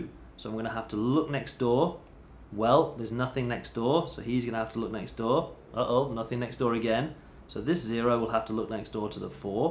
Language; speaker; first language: English; native; English